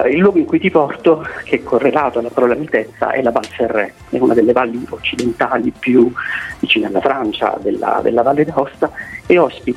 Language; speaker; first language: Italian; native; Italian